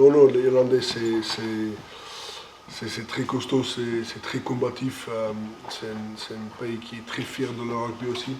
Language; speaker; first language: French; non-native, fluent; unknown